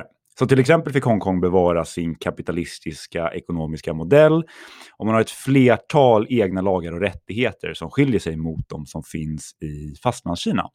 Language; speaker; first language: Swedish; native; Swedish